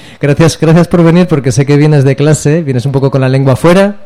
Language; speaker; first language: Spanish; native; Spanish